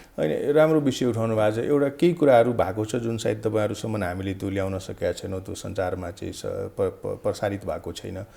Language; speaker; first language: Nepali; non-native, local second language; Maithili